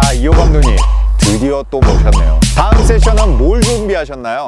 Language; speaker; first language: Korean; native; Korean